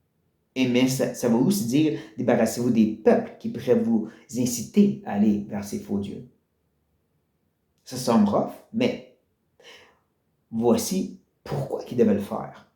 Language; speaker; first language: French; native; French